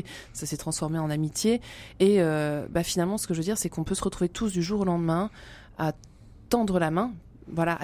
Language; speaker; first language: French; native; French